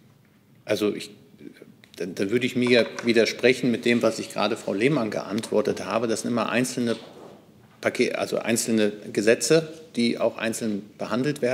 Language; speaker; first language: German; native; German